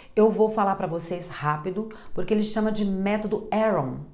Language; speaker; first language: Portuguese; native; Portuguese